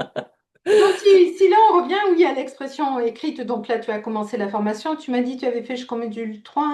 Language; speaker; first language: French; native; French